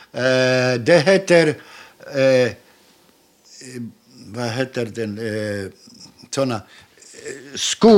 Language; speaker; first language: Swedish; non-native, learner; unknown